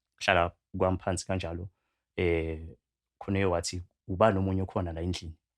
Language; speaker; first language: Zulu; native; Zulu